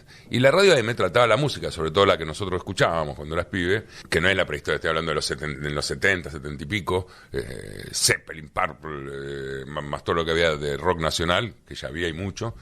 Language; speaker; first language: Spanish; native; Spanish